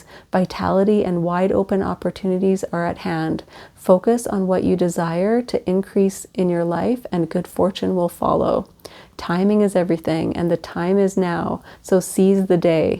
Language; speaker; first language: English; native; English